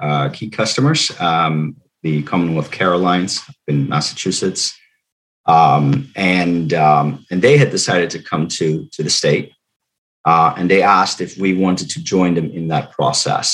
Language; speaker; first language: English; non-native, fluent; Dutch